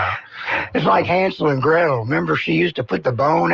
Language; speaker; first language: English; native; English